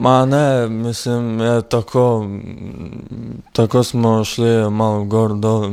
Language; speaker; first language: Slovenian; non-native, learner; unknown